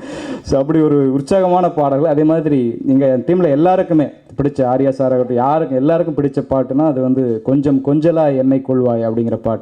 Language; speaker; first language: Tamil; native; Tamil